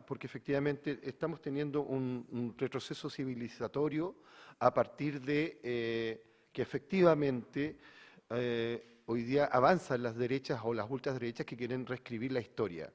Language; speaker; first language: Spanish; native; Spanish